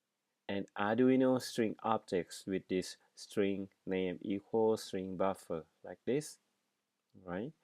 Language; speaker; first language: English; non-native, fluent; Thai